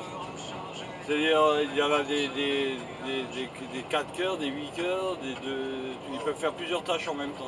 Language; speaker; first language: French; native; French